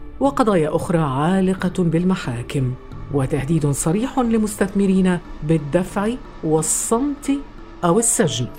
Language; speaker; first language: Arabic; native; Arabic